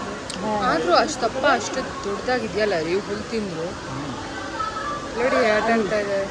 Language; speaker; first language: Kannada; native; Kannada